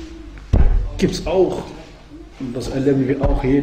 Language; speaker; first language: German; non-native, fluent; Arabic